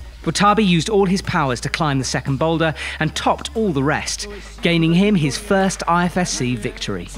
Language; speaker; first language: English; native; English